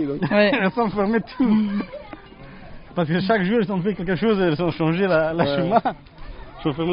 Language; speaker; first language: French; non-native, learner; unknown